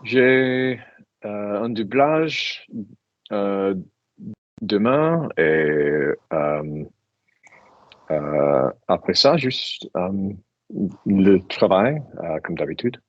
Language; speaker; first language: French; non-native, learner; English